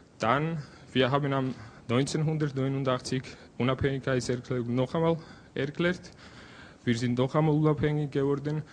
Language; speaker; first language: German; non-native, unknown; Georgian